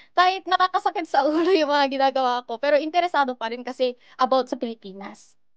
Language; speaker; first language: Filipino; early bilingual, heritage; Korean